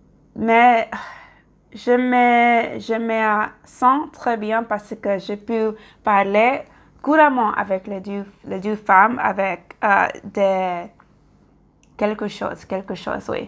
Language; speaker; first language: French; non-native, learner; English